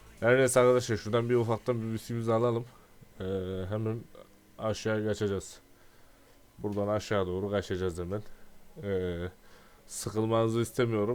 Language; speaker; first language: Turkish; native; Turkish